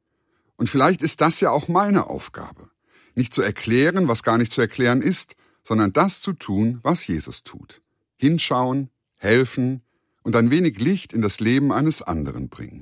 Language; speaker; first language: German; native; German